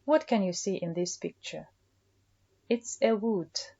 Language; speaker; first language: English; non-native, fluent; Kazakh